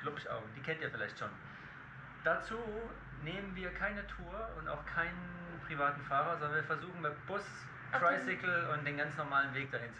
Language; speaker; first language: German; native; German